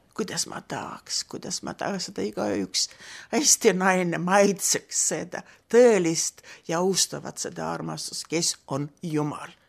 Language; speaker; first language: Estonian; non-native, local second language; Russian